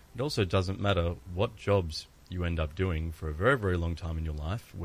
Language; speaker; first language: English; early bilingual, other home language; Greek